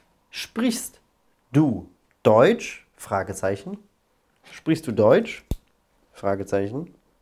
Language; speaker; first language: German; non-native, fluent; Arabic